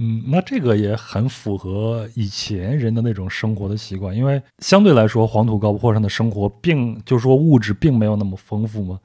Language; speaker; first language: Chinese; native; Chinese